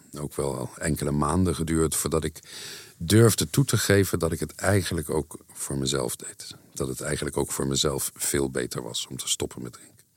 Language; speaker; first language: Dutch; native; Dutch